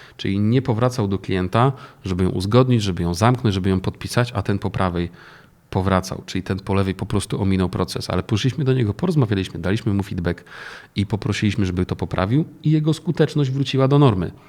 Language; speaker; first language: Polish; native; Polish